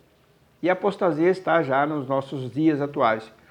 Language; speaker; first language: Portuguese; native; Portuguese